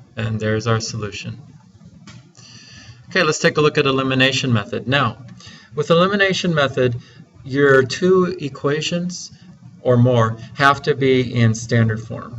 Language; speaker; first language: English; native; English